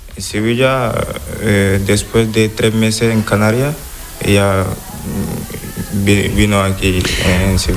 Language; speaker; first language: Spanish; non-native, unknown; Wolof